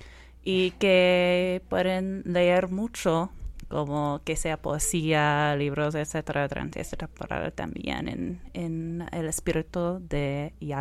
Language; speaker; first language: Spanish; non-native, fluent; English